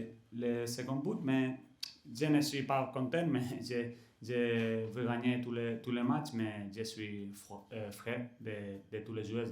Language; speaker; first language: French; non-native, learner; Catalan